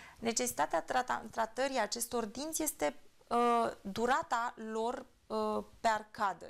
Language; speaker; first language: Romanian; native; Romanian